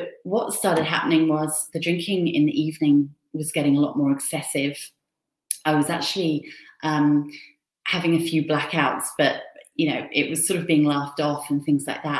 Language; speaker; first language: English; native; English